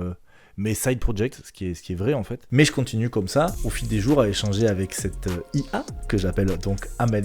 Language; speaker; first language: French; native; French